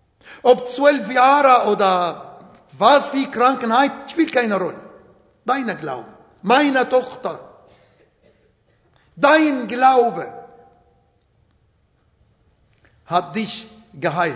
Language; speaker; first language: German; non-native, fluent; Arabic